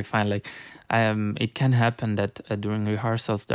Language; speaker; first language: English; non-native, fluent; Italian